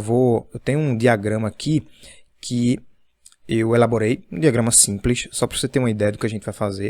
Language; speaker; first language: Portuguese; native; Portuguese